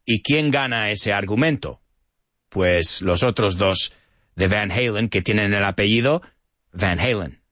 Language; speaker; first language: Spanish; non-native, fluent; English